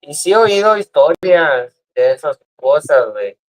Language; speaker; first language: Spanish; early bilingual, other home language; English